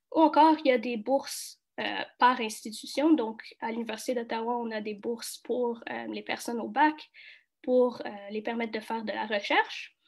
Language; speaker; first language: French; early bilingual, other home language; Kinyarwanda